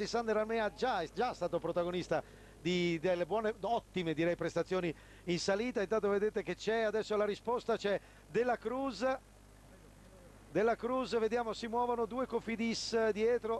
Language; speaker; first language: Italian; native; Italian